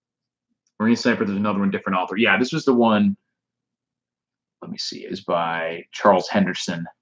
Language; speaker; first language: English; native; English